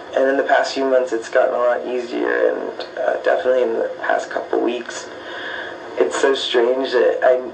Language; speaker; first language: English; native; English